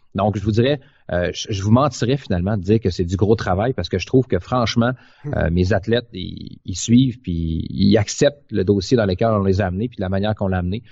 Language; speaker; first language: French; native; French